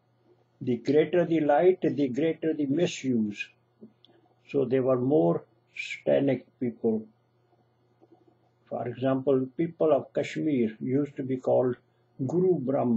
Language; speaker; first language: English; non-native, local second language; Punjabi